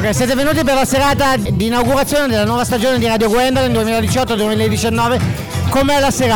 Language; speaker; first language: Italian; native; Italian